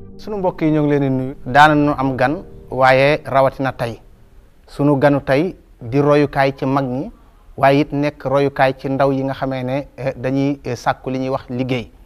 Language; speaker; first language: Wolof; native; Wolof